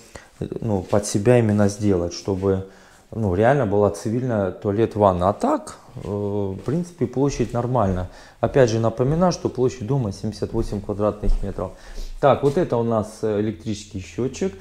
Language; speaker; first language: Russian; native; Russian